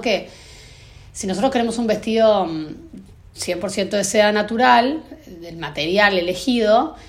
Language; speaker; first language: Spanish; native; Spanish